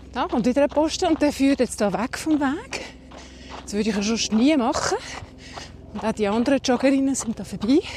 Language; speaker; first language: German; native; German